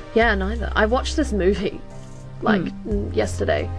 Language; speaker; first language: English; native; English